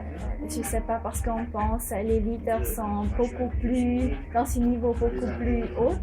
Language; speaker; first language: French; non-native, fluent; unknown